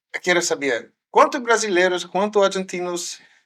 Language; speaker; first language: Portuguese; non-native, learner; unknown